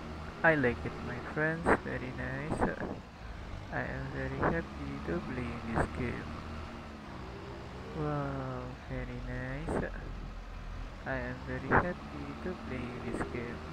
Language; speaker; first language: English; non-native, learner; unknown